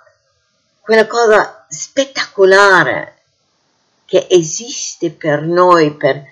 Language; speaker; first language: Italian; non-native, fluent; English